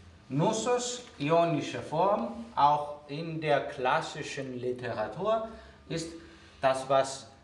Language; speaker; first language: German; non-native, fluent; Greek